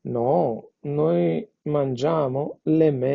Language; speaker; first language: Italian; non-native, fluent; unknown